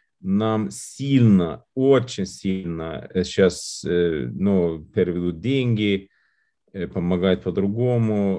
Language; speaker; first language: Russian; non-native, fluent; Lithuanian